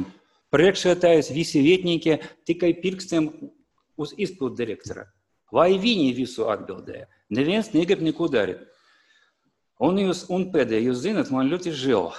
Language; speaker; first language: Latvian; non-native, local second language; Russian